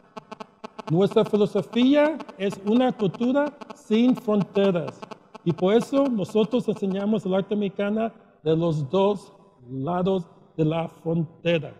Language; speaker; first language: Spanish; early bilingual, heritage; Spanish